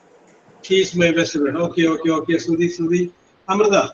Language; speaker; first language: English; non-native, fluent; Malayalam